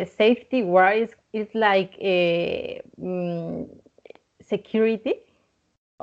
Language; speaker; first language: English; non-native, learner; Spanish